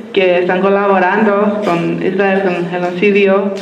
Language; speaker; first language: Spanish; non-native, fluent; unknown